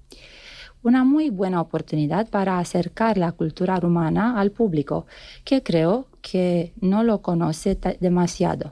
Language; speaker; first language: Spanish; non-native, fluent; Romanian